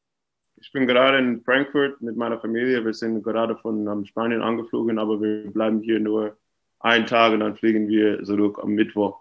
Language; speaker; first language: German; non-native, fluent; English